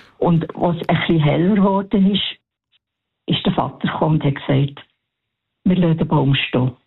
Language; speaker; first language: German; native; German